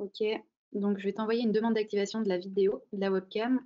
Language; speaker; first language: French; native; French